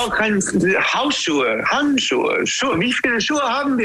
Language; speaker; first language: German; non-native, learner; English